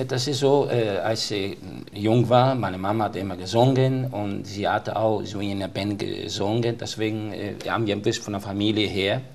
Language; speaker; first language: German; non-native, fluent; Italian